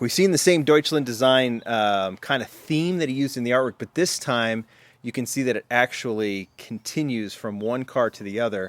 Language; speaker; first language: English; native; English